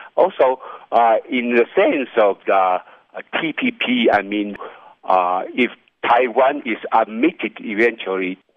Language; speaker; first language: English; non-native, fluent; Chinese